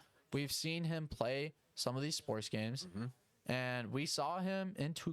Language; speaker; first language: English; native; English